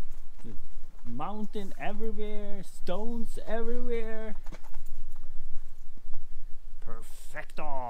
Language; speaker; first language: English; non-native, learner; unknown